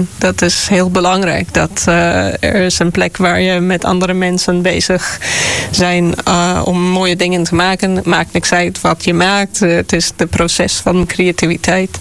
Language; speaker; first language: Dutch; non-native, fluent; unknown